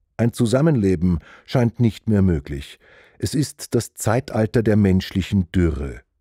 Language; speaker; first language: German; native; German